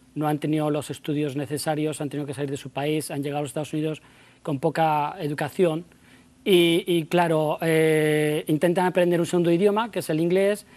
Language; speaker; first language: Spanish; native; Spanish